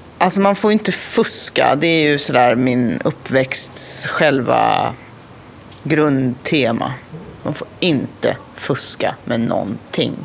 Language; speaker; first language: Swedish; native; Swedish